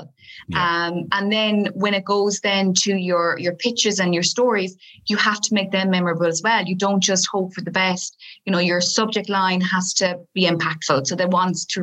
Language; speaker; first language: English; native; English